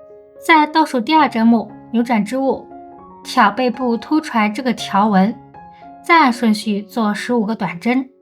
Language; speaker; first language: Chinese; native; Chinese